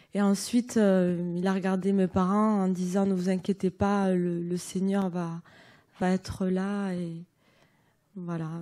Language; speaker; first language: French; native; French